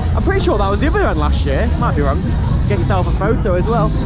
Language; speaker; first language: English; native; English